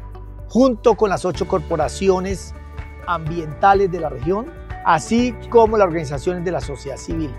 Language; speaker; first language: Spanish; native; Spanish